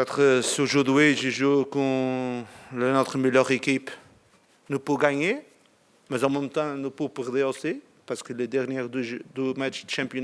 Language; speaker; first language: French; non-native, learner; Portuguese